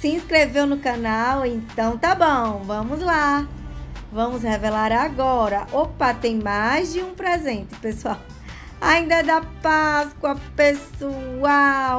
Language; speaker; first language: Portuguese; native; Portuguese